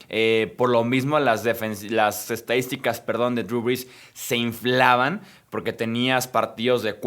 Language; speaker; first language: Spanish; native; Spanish